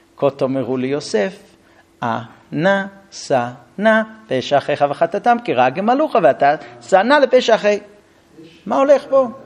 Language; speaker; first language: Hebrew; non-native, fluent; English